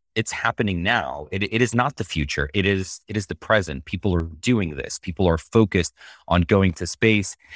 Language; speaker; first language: English; early bilingual, other home language; Russian